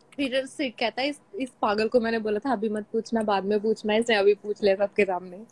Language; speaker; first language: Hindi; native; Hindi